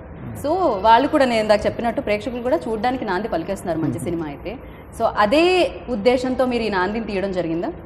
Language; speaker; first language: Telugu; native; Telugu